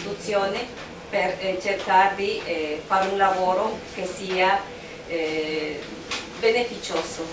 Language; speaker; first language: Italian; non-native, fluent; Spanish